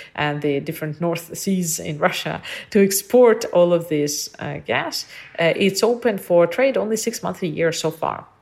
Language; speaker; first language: English; early bilingual, other home language; Ukrainian